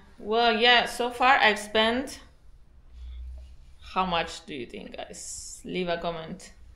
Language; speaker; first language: English; non-native, fluent; Spanish